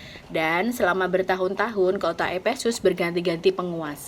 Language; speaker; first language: Indonesian; native; Indonesian